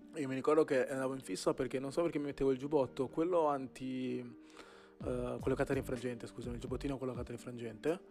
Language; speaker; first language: Italian; early bilingual, heritage; Italian